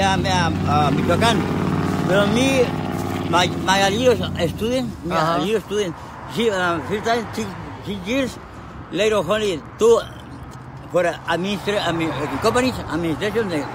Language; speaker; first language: English; non-native, learner; Spanish